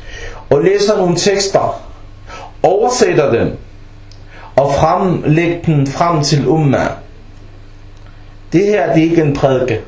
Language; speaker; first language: Danish; early bilingual, other home language; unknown